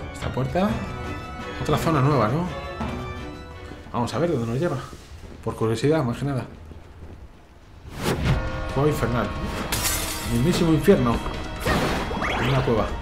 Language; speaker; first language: Spanish; native; Spanish